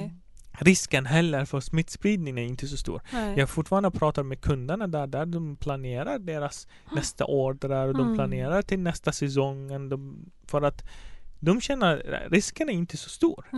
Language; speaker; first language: Swedish; non-native, fluent; Arabic